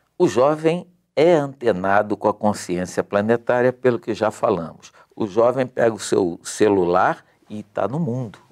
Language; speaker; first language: Portuguese; native; Portuguese